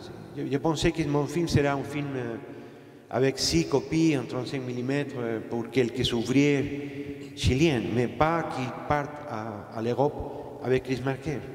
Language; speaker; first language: French; non-native, fluent; Spanish